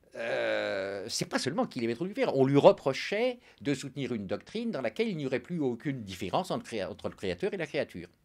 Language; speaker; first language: French; native; French